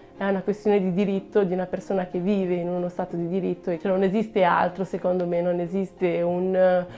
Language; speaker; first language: Italian; early bilingual, other home language; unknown